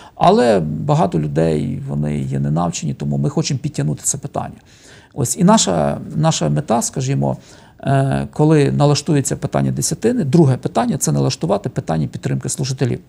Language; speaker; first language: Ukrainian; native; Ukrainian